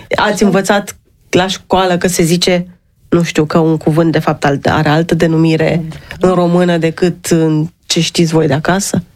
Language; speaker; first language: Romanian; native; Romanian